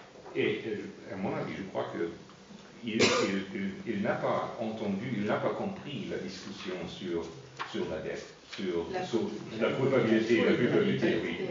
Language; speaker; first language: French; non-native, fluent; German